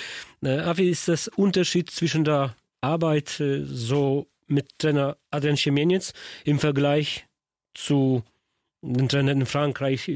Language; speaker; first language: German; non-native, learner; Polish